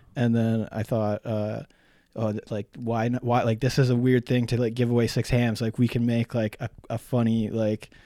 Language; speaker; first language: English; native; English